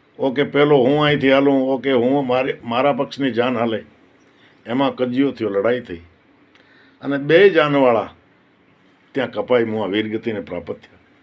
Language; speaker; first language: Gujarati; native; Gujarati